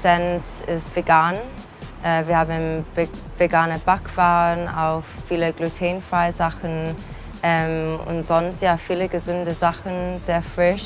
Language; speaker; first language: German; non-native, fluent; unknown